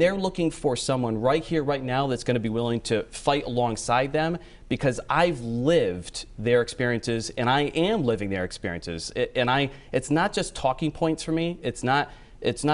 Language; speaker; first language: English; native; English